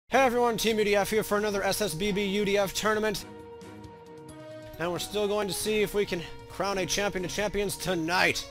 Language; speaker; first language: English; native; English